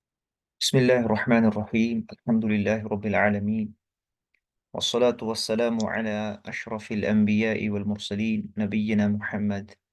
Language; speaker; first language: Arabic; non-native, fluent; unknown